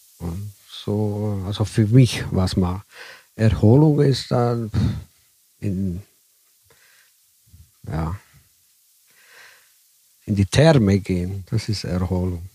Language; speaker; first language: German; early bilingual, heritage; Italian